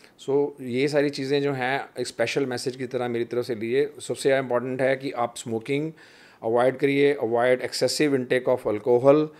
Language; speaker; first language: Hindi; non-native, local second language; Punjabi